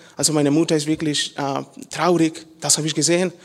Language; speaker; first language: German; non-native, learner; Spanish